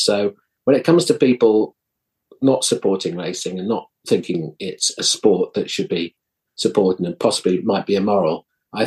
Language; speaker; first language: English; native; English